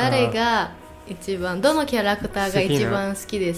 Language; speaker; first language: Japanese; non-native, fluent; English